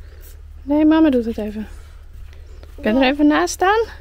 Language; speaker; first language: Dutch; native; Dutch